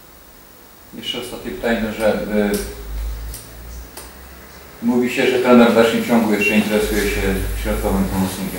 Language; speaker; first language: Polish; native; Polish